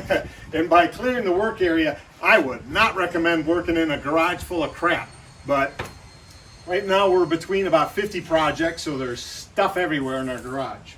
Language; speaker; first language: English; native; English